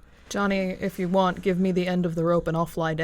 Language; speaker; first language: English; native; English